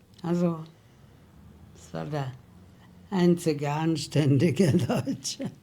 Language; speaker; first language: German; early bilingual, heritage; German